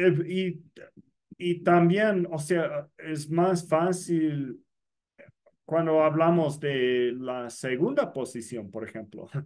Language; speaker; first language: Spanish; non-native, fluent; English